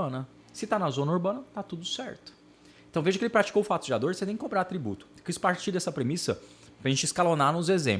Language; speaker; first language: Portuguese; native; Portuguese